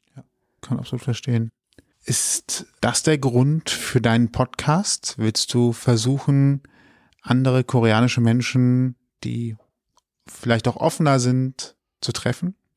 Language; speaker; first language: German; native; German